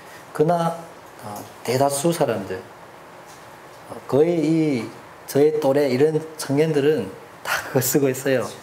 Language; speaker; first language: Korean; early bilingual, heritage; Korean